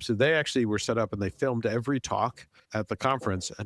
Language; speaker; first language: English; native; English